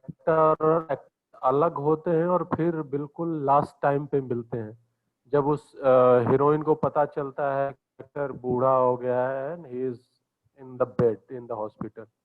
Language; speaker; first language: Hindi; native; Hindi